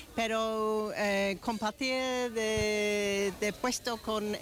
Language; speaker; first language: Spanish; non-native, learner; English